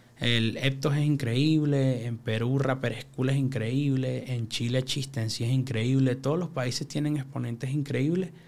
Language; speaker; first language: Spanish; native; Spanish